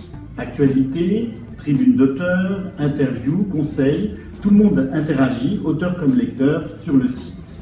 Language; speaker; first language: French; native; French